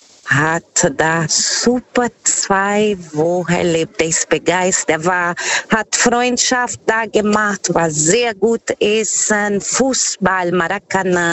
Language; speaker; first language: German; non-native, fluent; Portuguese